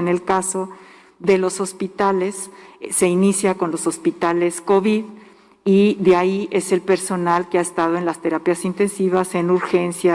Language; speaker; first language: Spanish; native; Spanish